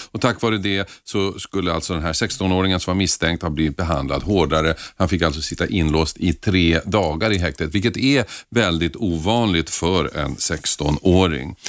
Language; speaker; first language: Swedish; native; Swedish